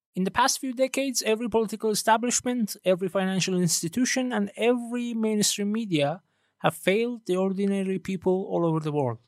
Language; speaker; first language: English; non-native, fluent; Persian